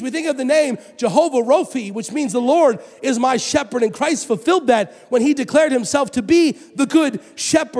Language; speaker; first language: English; native; English